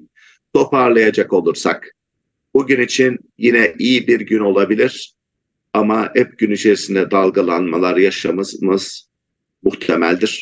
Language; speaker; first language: Turkish; native; Turkish